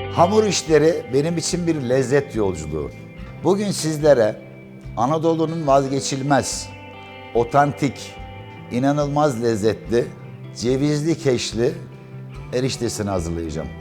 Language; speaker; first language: Turkish; native; Turkish